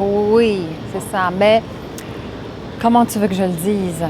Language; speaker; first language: French; early bilingual, other home language; Arabic